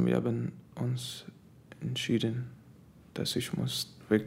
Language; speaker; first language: German; non-native, learner; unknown